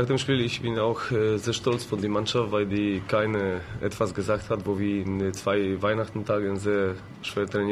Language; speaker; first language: German; non-native, learner; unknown